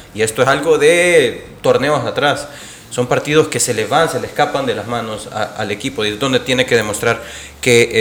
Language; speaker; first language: Spanish; native; Spanish